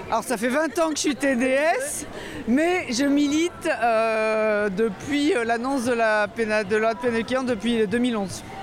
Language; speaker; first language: French; native; French